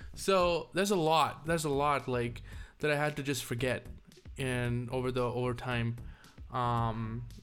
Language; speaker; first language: English; non-native, local second language; Tamil